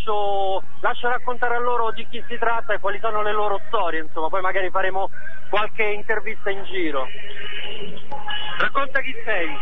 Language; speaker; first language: Italian; native; Italian